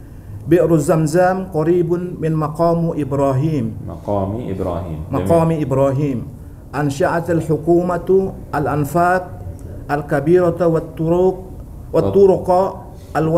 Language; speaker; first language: Arabic; non-native, learner; Indonesian